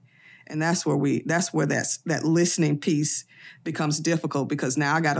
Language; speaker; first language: English; native; English